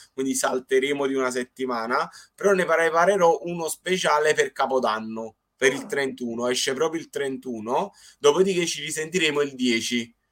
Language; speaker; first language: Italian; native; Italian